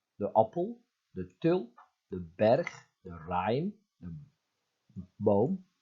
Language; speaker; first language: Dutch; non-native, fluent; Turkish